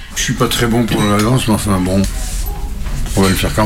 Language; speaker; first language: French; native; French